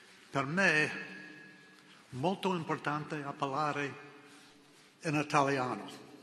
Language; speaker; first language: Italian; non-native, learner; English